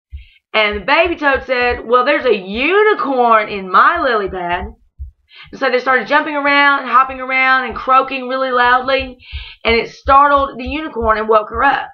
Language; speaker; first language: English; native; English